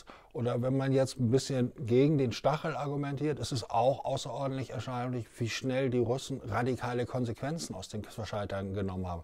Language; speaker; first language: German; native; German